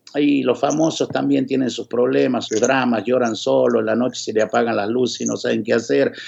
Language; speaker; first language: Spanish; native; Spanish